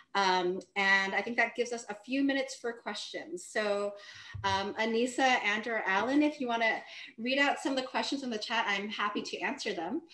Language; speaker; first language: English; native; English